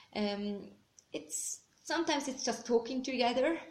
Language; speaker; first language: English; non-native, fluent; Swiss German